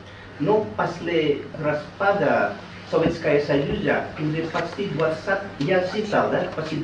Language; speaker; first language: Russian; non-native, learner; Indonesian